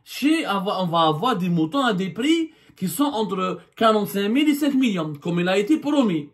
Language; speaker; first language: French; non-native, local second language; Arabic